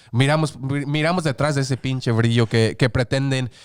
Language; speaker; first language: Spanish; early bilingual, heritage; Spanish